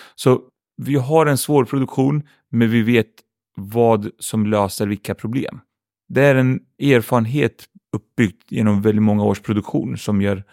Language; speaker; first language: Swedish; early bilingual, other home language; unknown